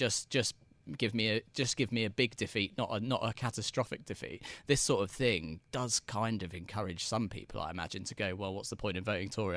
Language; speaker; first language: English; native; English